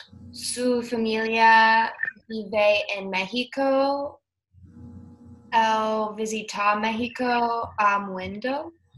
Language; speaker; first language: Spanish; non-native, learner; English